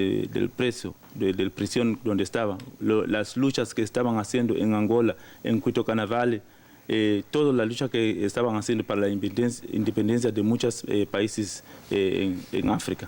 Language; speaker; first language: Spanish; non-native, learner; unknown